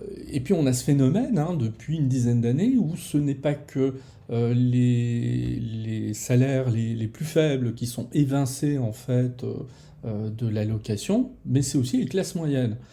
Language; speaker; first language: French; native; French